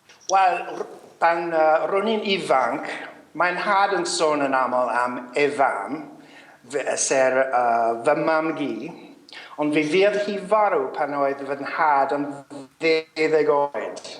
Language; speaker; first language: Welsh; non-native, learner; English